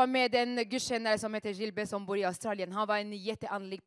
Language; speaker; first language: Swedish; non-native, fluent; Rundi